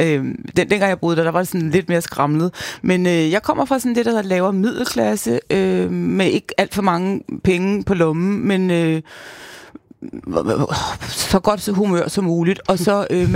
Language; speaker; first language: Danish; native; Danish